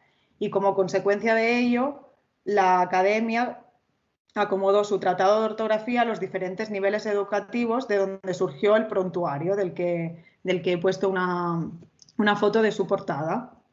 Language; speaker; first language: Spanish; native; Spanish